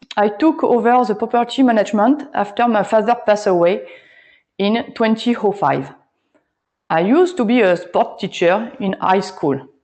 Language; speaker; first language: English; non-native, learner; French